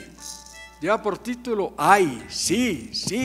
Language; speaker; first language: Spanish; native; Spanish